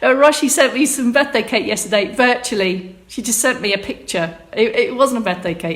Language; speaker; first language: English; native; English